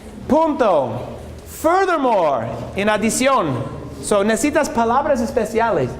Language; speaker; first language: Spanish; non-native, learner; English